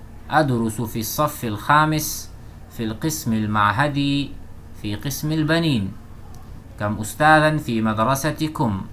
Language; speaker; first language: Arabic; non-native, fluent; Urdu